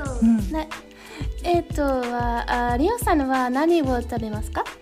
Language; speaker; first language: Japanese; non-native, learner; French